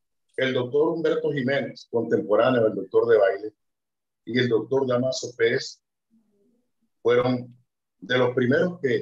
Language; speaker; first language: Spanish; native; Spanish